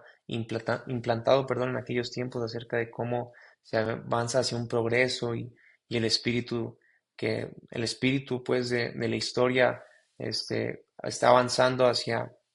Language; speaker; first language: Spanish; native; Spanish